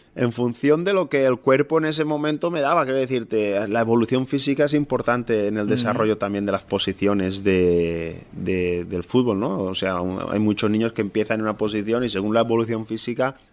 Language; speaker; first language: Spanish; non-native, local second language; Catalan